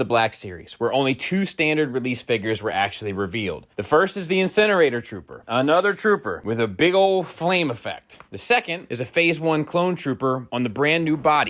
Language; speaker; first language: English; native; English